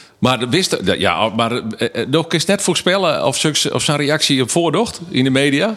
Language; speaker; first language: Dutch; non-native, local second language; Western Frisian